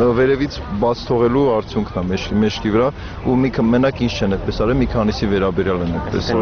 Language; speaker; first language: Armenian; native; Armenian